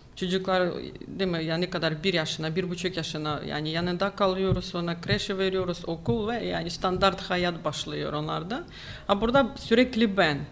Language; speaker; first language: Turkish; non-native, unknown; Ukrainian